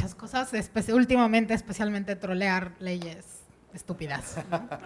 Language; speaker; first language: Spanish; native; Spanish